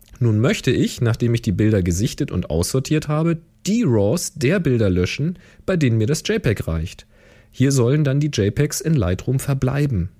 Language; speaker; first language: German; native; German